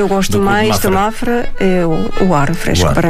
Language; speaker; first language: Portuguese; non-native, fluent; Estonian